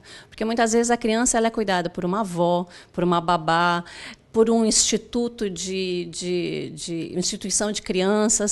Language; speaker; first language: Portuguese; native; Portuguese